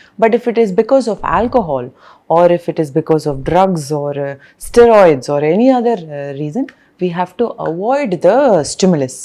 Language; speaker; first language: English; non-native, local second language; Tamil